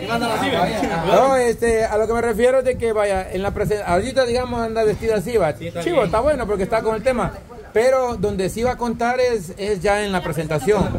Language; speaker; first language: Spanish; native; Spanish